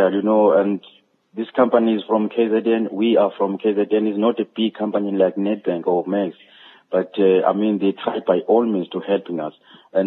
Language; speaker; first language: English; non-native, local second language; Zulu